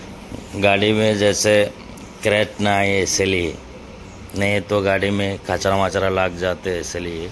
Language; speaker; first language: Hindi; non-native, local second language; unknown